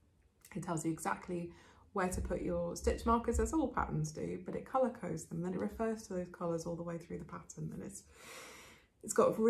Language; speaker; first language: English; native; English